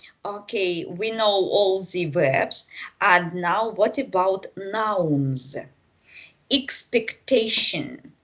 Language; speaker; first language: English; non-native, fluent; Russian